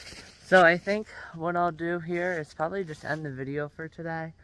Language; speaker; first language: English; native; English